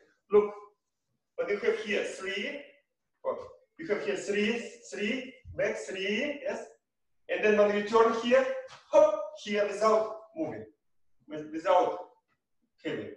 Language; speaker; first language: English; non-native, learner; Russian